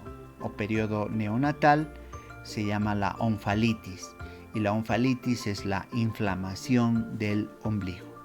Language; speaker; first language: Spanish; native; Spanish